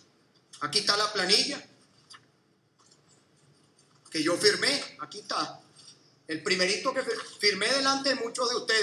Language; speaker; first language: Spanish; native; Spanish